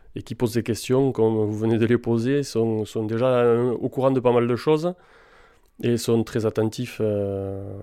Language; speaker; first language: French; native; French